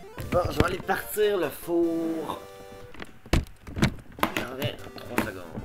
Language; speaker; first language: French; native; French